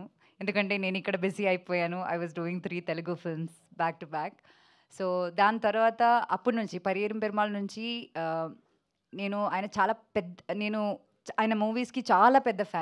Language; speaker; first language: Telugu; non-native, local second language; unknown